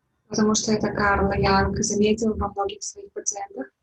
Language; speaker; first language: Russian; native; Russian